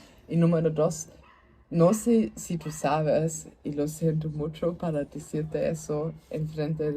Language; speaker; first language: Spanish; non-native, learner; German